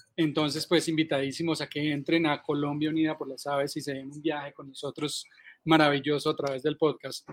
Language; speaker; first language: Spanish; native; Spanish